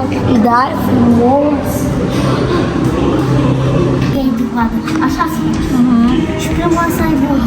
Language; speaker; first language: Romanian; early bilingual, heritage; Romanian